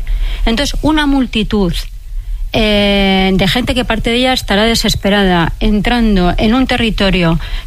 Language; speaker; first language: Spanish; native; Spanish